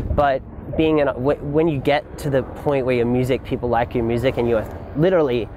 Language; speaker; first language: English; native; English